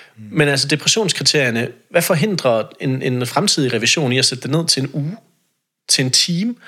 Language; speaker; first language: Danish; native; Danish